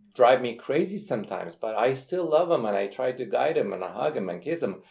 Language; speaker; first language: English; non-native, fluent; Persian